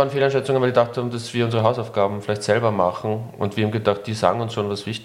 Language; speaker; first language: German; native; German